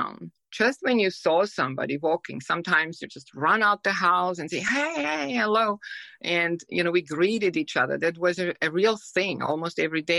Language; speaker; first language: English; non-native, fluent; German